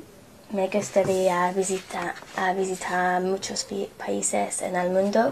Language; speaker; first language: Spanish; non-native, learner; English